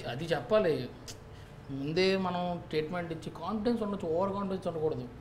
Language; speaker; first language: Telugu; native; Telugu